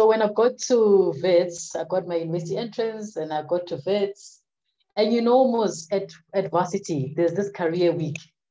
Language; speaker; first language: English; non-native, local second language; Southern Sotho